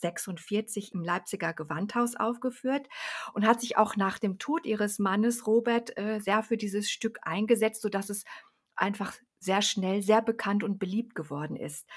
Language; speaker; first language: German; native; German